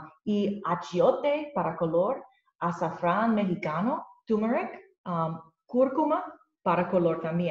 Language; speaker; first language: Spanish; non-native, learner; English